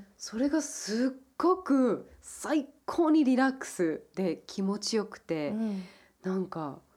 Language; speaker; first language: Japanese; early bilingual, heritage; English